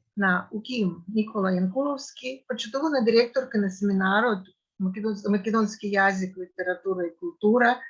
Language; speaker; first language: Macedonian; non-native, fluent; Russian